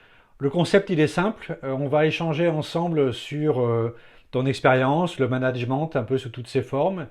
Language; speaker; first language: French; native; French